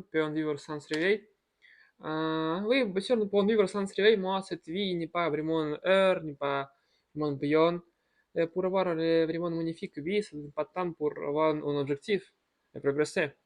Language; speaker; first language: French; non-native, learner; Russian